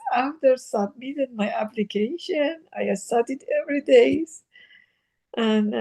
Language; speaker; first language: English; non-native, learner; Persian